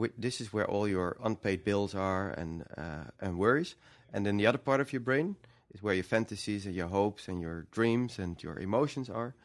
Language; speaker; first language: English; non-native, fluent; Dutch